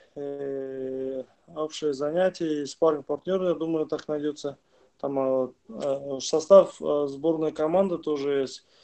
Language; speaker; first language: Russian; non-native, local second language; Kazakh